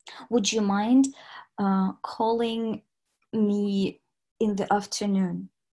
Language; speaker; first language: English; non-native, fluent; Russian